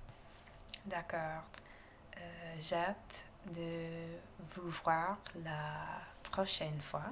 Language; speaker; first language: French; non-native, learner; English